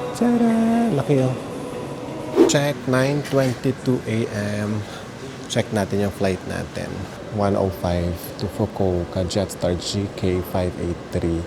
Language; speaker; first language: Filipino; native; Filipino